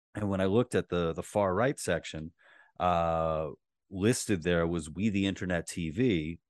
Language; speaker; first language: English; native; English